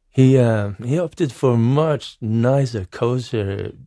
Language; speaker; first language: English; non-native, fluent; Swedish